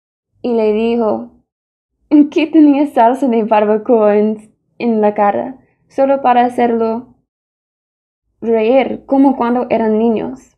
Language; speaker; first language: Spanish; non-native, fluent; English